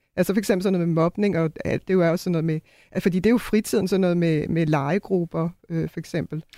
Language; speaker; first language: Danish; native; Danish